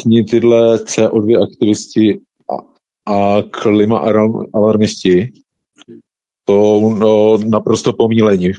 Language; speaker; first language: Czech; native; Czech